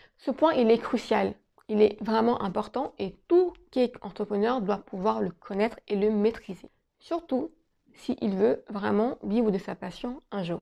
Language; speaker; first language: French; native; French